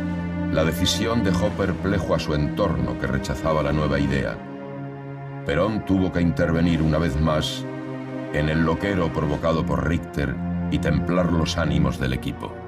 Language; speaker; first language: Spanish; native; Spanish